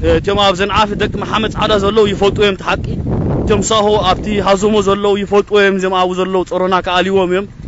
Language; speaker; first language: Tigrinya; early bilingual, heritage; Tigrinya